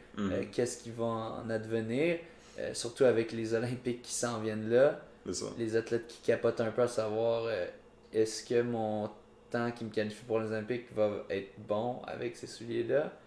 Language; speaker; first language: French; native; French